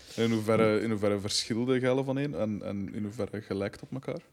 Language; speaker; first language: Dutch; native; Dutch